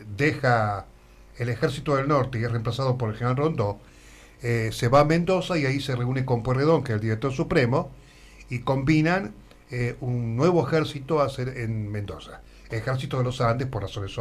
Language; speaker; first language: Spanish; native; Spanish